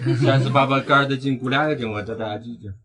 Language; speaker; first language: Russian; non-native, learner; Chinese